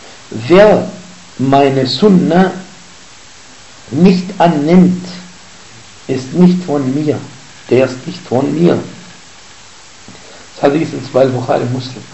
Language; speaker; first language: German; non-native, fluent; Arabic